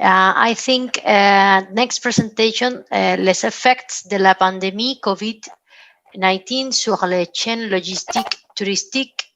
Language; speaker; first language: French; non-native, learner; Spanish